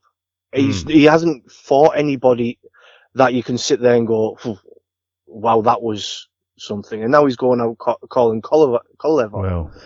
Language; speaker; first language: English; native; English